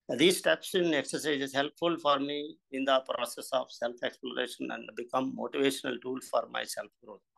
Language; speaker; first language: English; non-native, local second language; Telugu